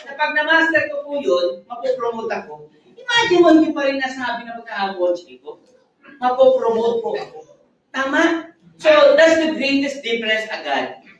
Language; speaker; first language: Filipino; native; Filipino